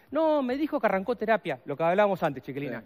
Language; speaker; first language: Spanish; native; Spanish